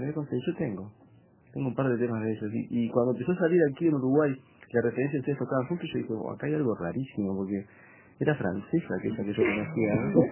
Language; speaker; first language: Spanish; native; Spanish